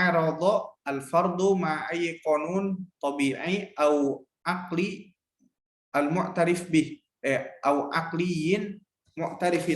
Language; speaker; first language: Arabic; non-native, learner; Indonesian